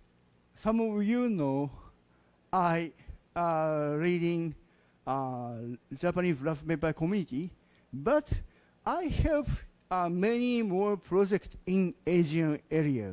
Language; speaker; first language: English; non-native, learner; Japanese